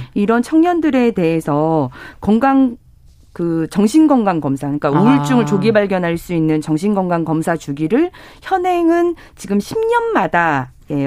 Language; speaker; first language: Korean; native; Korean